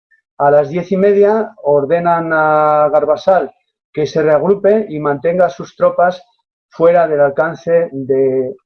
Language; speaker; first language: Spanish; native; Spanish